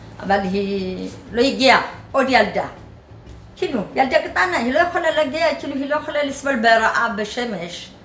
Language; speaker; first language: Hebrew; non-native, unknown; Amharic